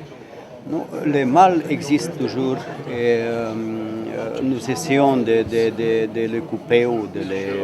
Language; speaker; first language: French; non-native, fluent; Romanian